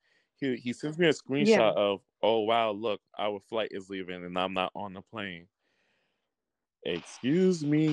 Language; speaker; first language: English; native; English